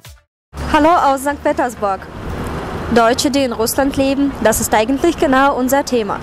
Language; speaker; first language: German; non-native, fluent; Russian